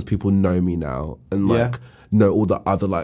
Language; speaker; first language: English; native; English